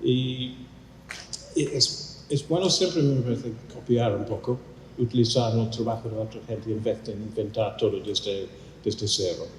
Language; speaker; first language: Spanish; non-native, fluent; English